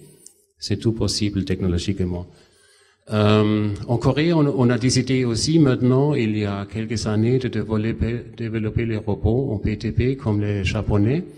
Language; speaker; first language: French; non-native, fluent; German